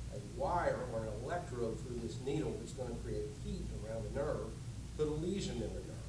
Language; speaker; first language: English; native; English